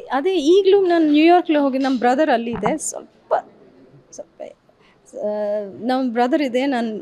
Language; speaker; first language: Kannada; early bilingual, heritage; English